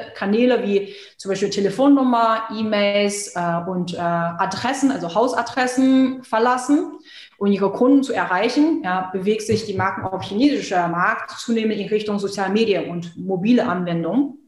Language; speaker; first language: German; non-native, fluent; Chinese